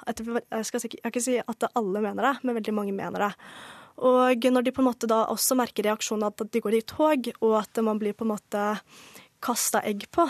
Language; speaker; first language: Norwegian; early bilingual, other home language; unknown